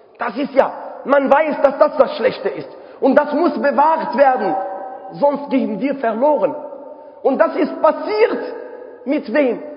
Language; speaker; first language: German; non-native, fluent; Arabic